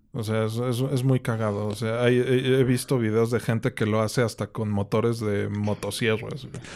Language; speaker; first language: Spanish; native; Spanish